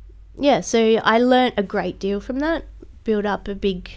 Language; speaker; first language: English; native; English